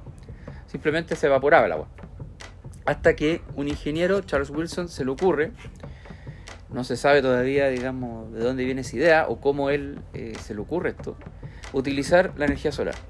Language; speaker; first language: Spanish; native; Spanish